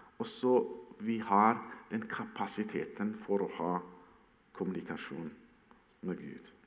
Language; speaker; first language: Norwegian; non-native, fluent; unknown